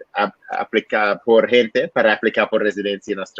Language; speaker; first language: Spanish; non-native, learner; English